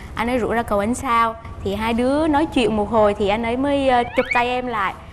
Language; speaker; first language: Vietnamese; native; Vietnamese